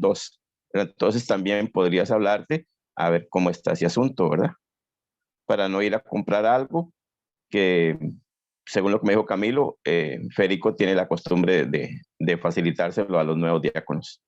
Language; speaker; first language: Spanish; native; Spanish